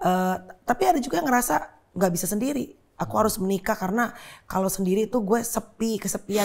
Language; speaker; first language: Indonesian; native; Indonesian